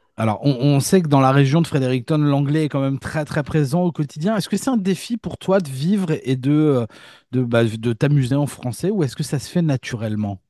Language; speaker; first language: French; native; French